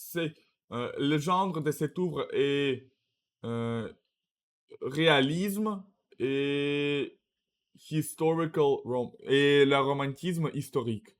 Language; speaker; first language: French; non-native, learner; Russian